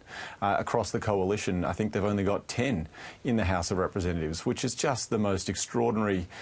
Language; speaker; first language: English; native; English